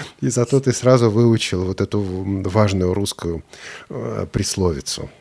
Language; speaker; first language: Russian; native; Russian